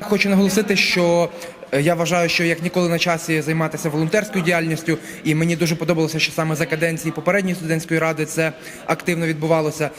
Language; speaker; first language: Ukrainian; native; Ukrainian